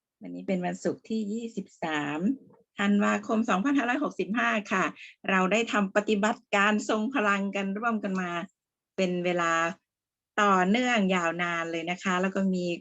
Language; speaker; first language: Thai; native; Thai